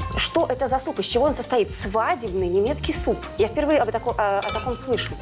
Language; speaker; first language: Russian; native; Russian